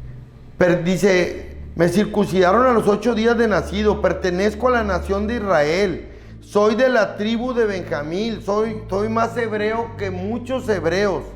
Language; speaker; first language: Spanish; native; Spanish